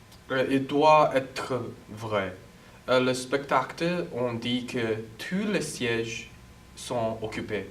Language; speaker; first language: French; non-native, learner; English